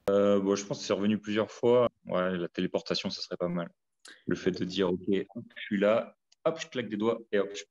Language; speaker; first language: French; native; French